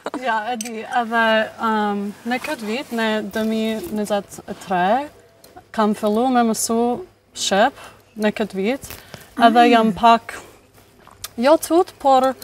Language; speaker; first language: Albanian; non-native, learner; English